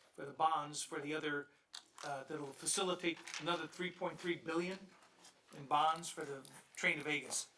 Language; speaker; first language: English; native; English